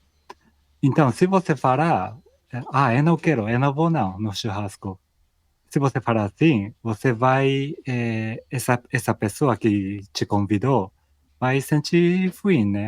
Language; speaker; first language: Portuguese; non-native, fluent; Japanese